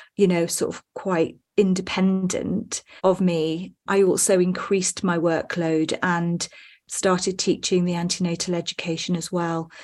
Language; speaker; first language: English; native; English